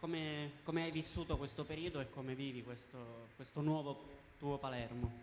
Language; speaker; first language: Italian; native; Italian